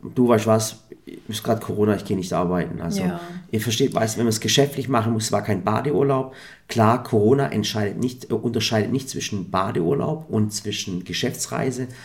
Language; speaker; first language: German; native; German